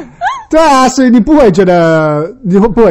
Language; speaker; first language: Chinese; early bilingual, heritage; Chinese